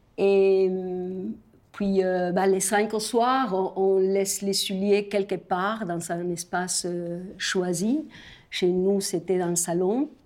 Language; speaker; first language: French; non-native, fluent; Spanish